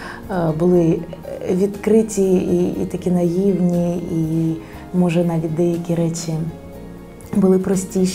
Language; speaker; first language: Ukrainian; native; Ukrainian